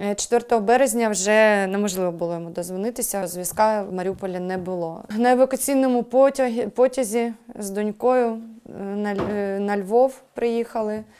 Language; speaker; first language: Ukrainian; non-native, local second language; Russian